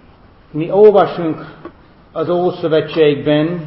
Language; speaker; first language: Hungarian; non-native, fluent; English